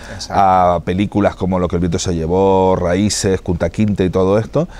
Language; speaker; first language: Spanish; native; Spanish